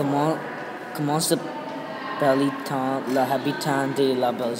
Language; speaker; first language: French; non-native, learner; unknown